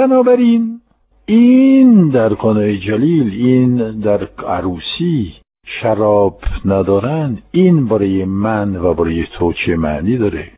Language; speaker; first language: Persian; non-native, fluent; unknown